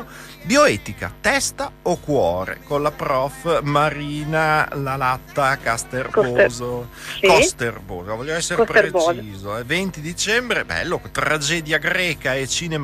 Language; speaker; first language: Italian; native; Italian